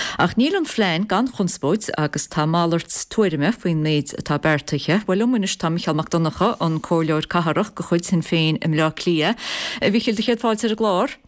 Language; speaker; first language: Irish; native; Irish